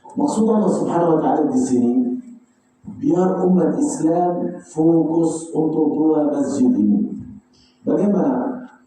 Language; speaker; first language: Malay; non-native, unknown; Arabic